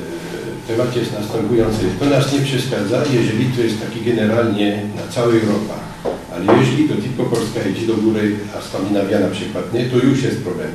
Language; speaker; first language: Polish; non-native, learner; French